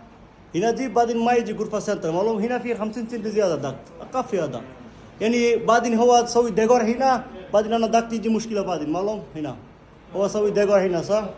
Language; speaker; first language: Arabic; non-native, learner; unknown